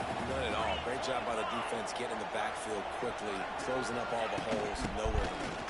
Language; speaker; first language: English; native; English